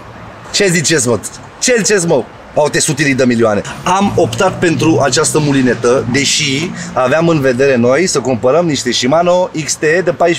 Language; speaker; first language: Romanian; native; Romanian